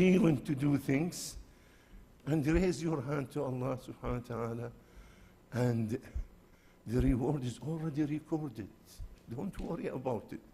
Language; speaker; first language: English; non-native, fluent; Arabic